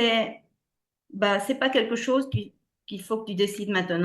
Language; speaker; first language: French; non-native, fluent; Spanish